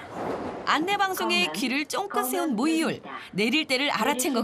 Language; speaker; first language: Korean; native; Korean